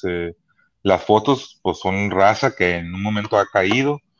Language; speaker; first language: Spanish; early bilingual, heritage; Spanish